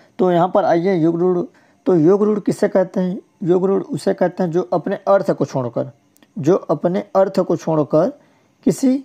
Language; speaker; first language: Hindi; native; Hindi